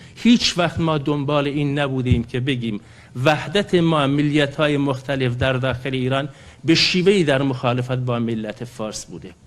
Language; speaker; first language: Persian; non-native, local second language; Kurdish